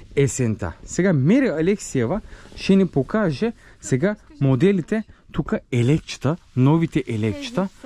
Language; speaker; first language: Bulgarian; non-native, local second language; Turkish